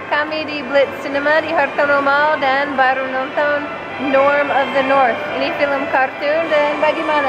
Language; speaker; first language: Indonesian; non-native, fluent; English